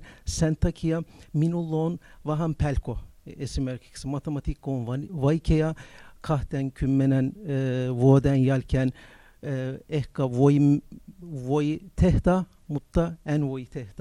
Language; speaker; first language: Finnish; non-native, learner; Turkish